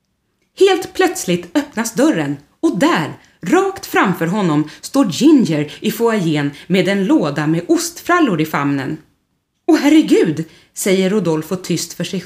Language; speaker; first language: Swedish; native; Swedish